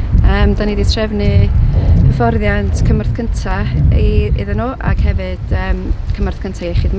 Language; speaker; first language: Welsh; native; Welsh